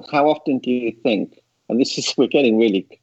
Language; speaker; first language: English; native; English